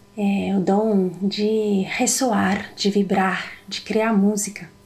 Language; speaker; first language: Portuguese; non-native, fluent; Italian